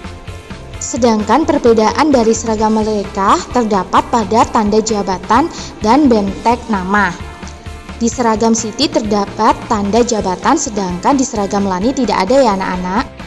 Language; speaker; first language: Indonesian; native; Indonesian